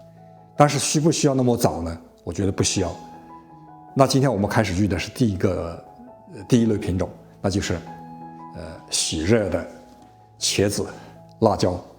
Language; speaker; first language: Chinese; native; Chinese